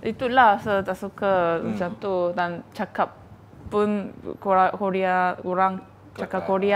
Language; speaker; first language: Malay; non-native, fluent; Korean